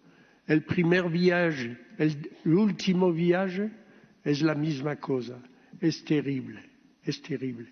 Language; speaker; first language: Spanish; early bilingual, heritage; Ladino